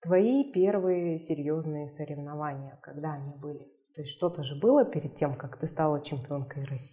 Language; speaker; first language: Russian; native; Russian